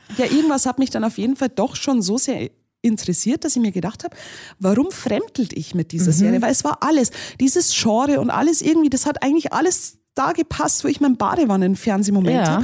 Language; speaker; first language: German; native; German